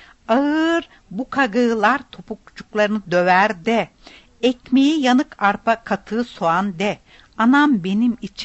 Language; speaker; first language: Turkish; native; Turkish